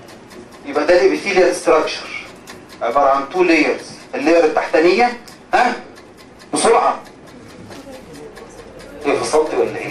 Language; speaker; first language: Arabic; native; Arabic